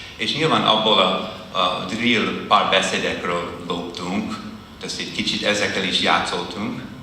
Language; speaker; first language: Hungarian; non-native, fluent; English